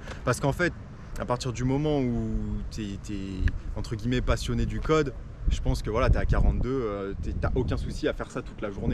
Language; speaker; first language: French; native; French